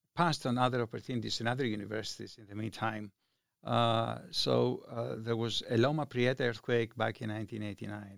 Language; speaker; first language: English; non-native, fluent; Greek